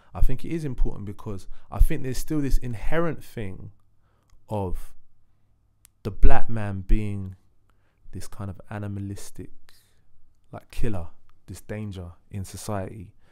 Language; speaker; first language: English; native; English